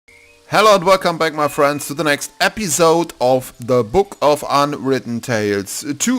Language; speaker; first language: English; non-native, learner; German